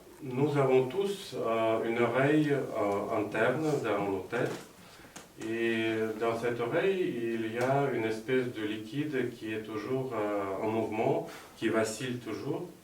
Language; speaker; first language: French; non-native, fluent; Russian